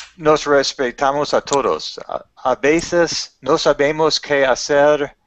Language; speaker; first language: Spanish; non-native, learner; English